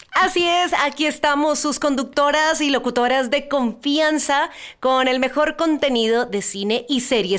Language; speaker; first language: Spanish; native; Spanish